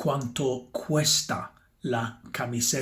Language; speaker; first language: Spanish; non-native, fluent; English